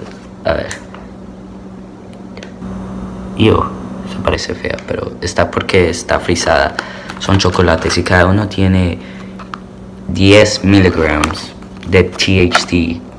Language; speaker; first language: Spanish; early bilingual, heritage; Spanish